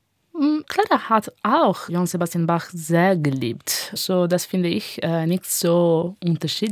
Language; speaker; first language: German; non-native, learner; Italian